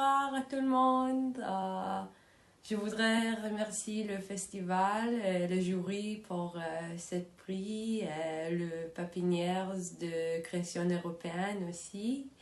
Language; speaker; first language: French; non-native, fluent; Hebrew